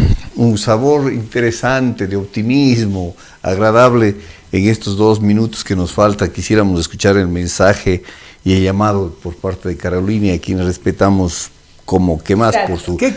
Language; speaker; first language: Spanish; native; Spanish